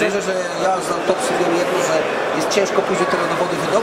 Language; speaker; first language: Polish; native; Polish